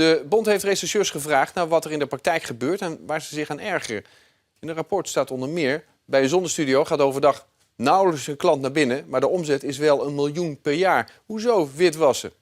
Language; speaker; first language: Dutch; native; Dutch